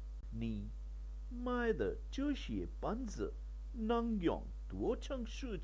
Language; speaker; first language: Chinese; non-native, learner; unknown